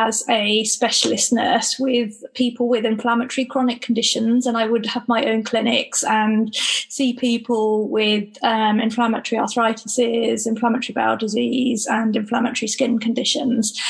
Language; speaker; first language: English; native; English